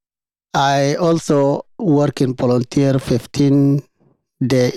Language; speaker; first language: English; non-native, learner; Arabic